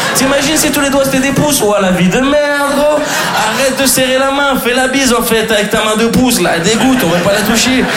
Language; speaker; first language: French; native; French